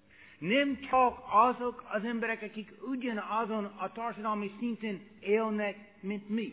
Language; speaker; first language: Hungarian; non-native, fluent; English